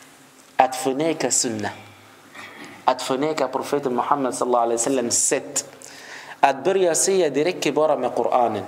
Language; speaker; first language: Swedish; non-native, fluent; Arabic